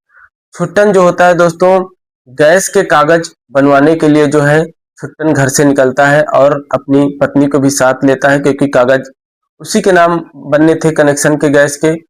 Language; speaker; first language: Hindi; native; Hindi